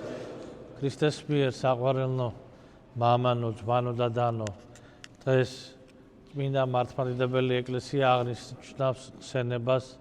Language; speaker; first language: Georgian; native; Georgian